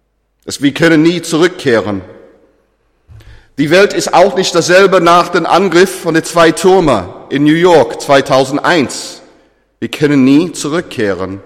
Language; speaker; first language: German; non-native, fluent; English